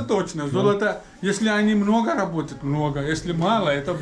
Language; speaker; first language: Russian; non-native, learner; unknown